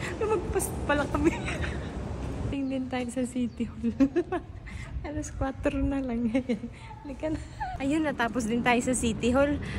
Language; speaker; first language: Filipino; native; Filipino